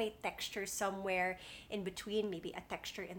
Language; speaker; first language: English; native; English